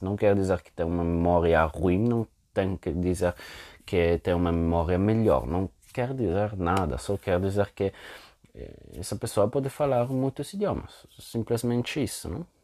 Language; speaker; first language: Portuguese; non-native, fluent; Italian